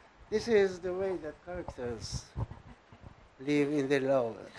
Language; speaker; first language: English; non-native, fluent; Persian